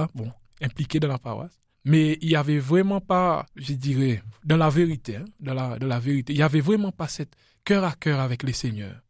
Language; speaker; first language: French; non-native, local second language; Seselwa Creole French